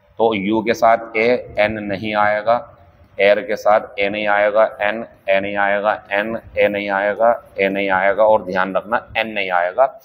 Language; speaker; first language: Hindi; native; Hindi